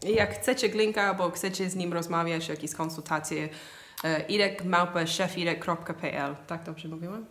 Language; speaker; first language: Polish; non-native, fluent; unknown